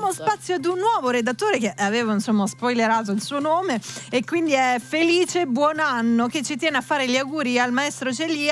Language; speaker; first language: Italian; native; Italian